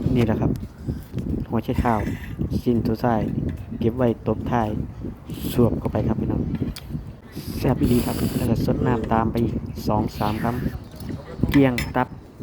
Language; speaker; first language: Thai; native; Thai